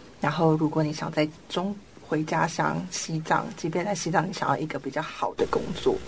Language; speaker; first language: Chinese; native; Chinese